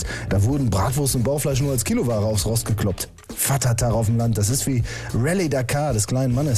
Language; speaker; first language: German; native; German